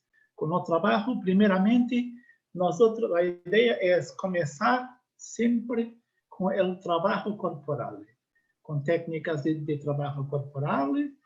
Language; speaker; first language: Spanish; non-native, learner; Portuguese